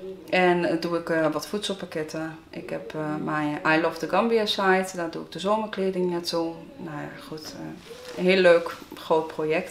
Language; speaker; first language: Dutch; native; Dutch